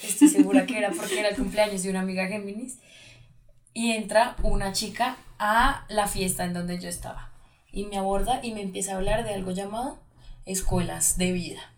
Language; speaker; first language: Spanish; native; Spanish